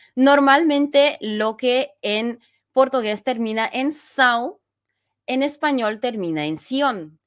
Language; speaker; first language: Spanish; non-native, fluent; Bulgarian